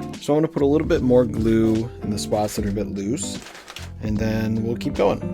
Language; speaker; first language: English; native; English